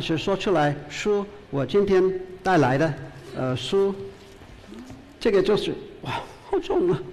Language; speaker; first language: Chinese; non-native, fluent; English